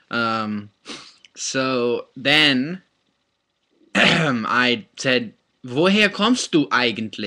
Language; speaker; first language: German; non-native, fluent; English